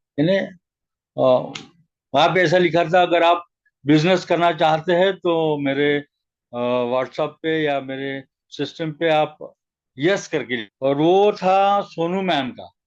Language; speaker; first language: Hindi; non-native, local second language; Marathi